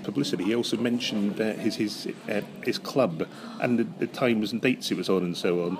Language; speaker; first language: English; native; English